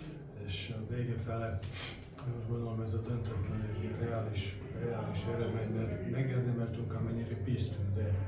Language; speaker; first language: Hungarian; non-native, fluent; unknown